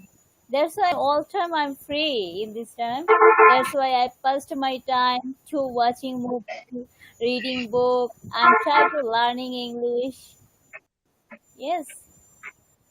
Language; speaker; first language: English; non-native, learner; Bangla